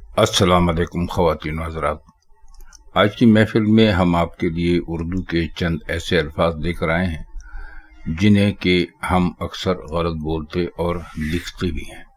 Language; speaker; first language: Urdu; native; Urdu